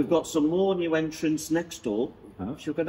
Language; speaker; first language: English; native; English